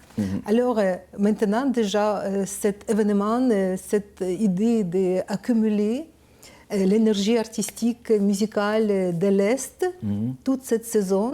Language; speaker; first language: French; non-native, learner; Ukrainian